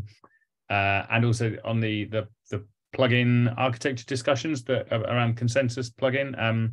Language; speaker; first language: English; native; English